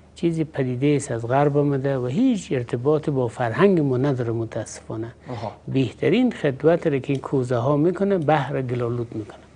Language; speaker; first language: Persian; native; Persian